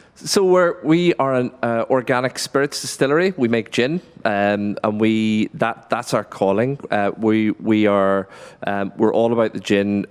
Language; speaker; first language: English; native; English